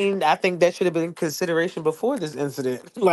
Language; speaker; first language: English; native; English